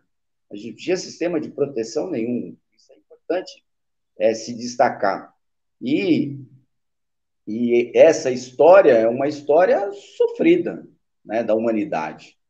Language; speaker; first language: Portuguese; native; Portuguese